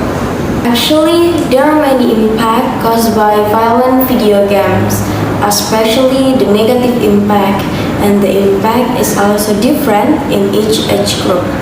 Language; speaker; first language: English; non-native, learner; Indonesian